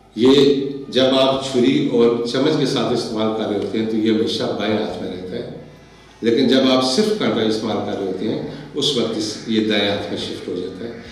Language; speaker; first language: Urdu; non-native, local second language; Pahari-Potwari